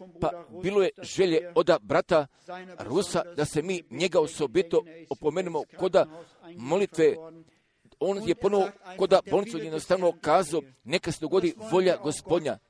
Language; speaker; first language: Croatian; early bilingual, heritage; Croatian